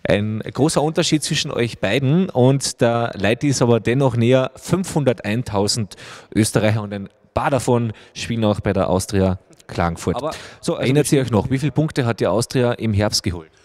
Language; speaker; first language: German; native; German